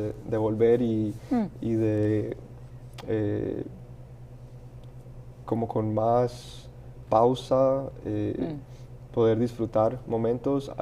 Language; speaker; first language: Spanish; early bilingual, heritage; Spanish